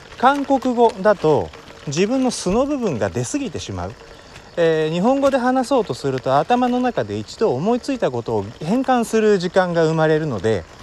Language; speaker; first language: Japanese; native; Japanese